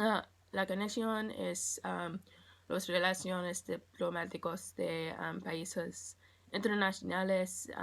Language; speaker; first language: Spanish; non-native, learner; English